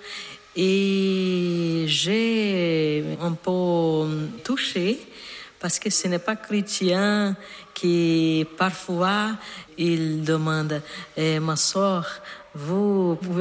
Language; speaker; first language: French; non-native, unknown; Portuguese